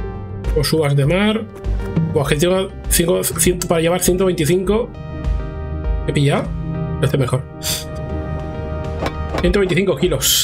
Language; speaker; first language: Spanish; native; Spanish